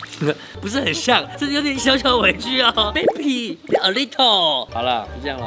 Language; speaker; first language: Chinese; native; Chinese